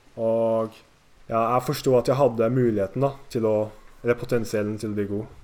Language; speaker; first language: Norwegian; early bilingual, other home language; Japanese